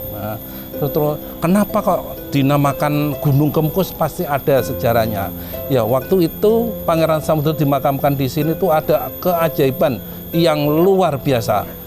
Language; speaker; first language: Indonesian; non-native, local second language; Javanese